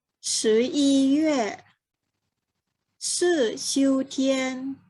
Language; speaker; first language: Chinese; non-native, fluent; Thai